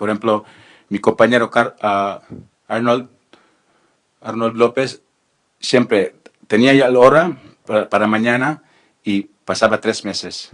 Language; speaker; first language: Spanish; non-native, learner; Filipino